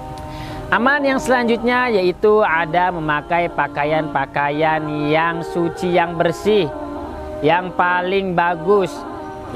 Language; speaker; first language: Indonesian; native; Indonesian